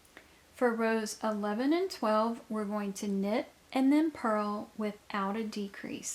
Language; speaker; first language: English; native; English